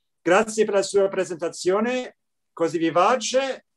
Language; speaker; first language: Italian; non-native, fluent; English